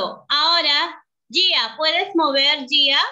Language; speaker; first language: Spanish; native; Spanish